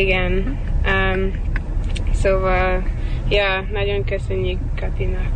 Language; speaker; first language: Hungarian; early bilingual, heritage; Hungarian